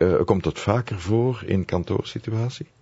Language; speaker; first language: Dutch; native; Dutch